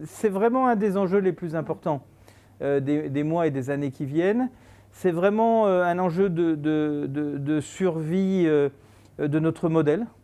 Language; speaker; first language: French; native; French